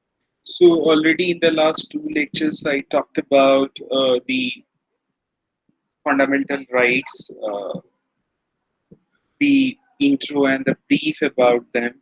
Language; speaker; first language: English; non-native, local second language; Hindi